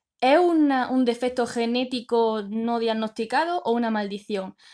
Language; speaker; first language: Spanish; native; Spanish